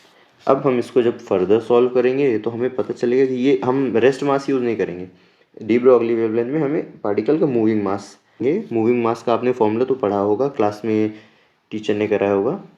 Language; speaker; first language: Hindi; native; Hindi